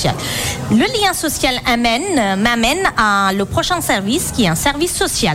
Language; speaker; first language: French; non-native, fluent; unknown